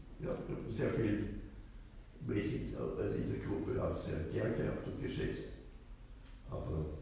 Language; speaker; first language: German; native; German